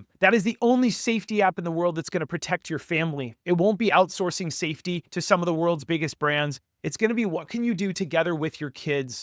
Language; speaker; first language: English; native; English